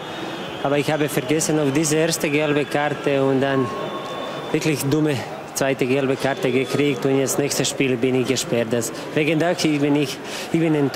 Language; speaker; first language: German; non-native, learner; Croatian